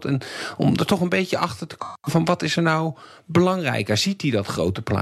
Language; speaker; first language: Dutch; native; Dutch